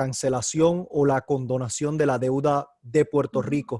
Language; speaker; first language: Spanish; native; Spanish